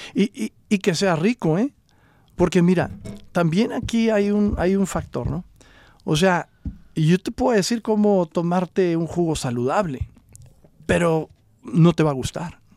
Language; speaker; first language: Spanish; native; Spanish